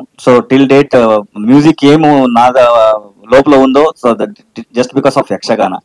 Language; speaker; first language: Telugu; non-native, learner; Kannada